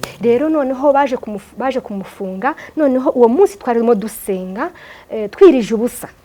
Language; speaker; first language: Kinyarwanda; early bilingual, heritage; Kinyarwanda